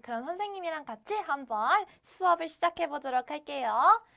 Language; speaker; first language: Korean; native; Korean